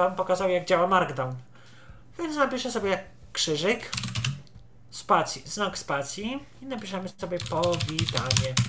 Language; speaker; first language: Polish; native; Polish